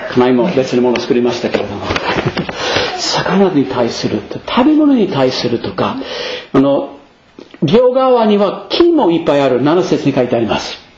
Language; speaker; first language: Japanese; non-native, fluent; English